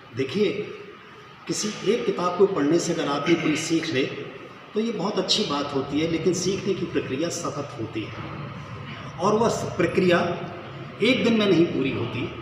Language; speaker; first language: Hindi; native; Hindi